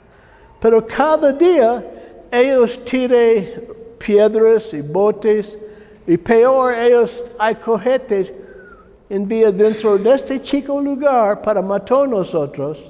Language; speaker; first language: Spanish; non-native, learner; English